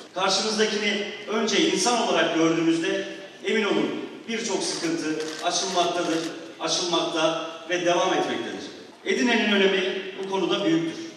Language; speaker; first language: Turkish; native; Turkish